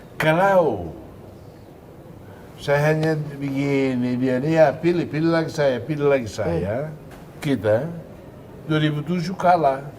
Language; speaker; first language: Indonesian; non-native, fluent; Tetum